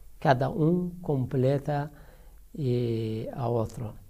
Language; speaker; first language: Portuguese; non-native, learner; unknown